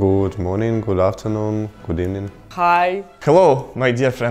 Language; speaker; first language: English; non-native, learner; Russian